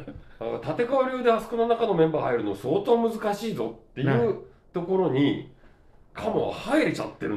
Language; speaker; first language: Japanese; native; Japanese